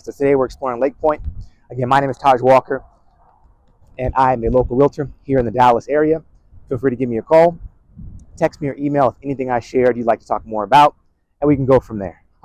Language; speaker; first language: English; native; English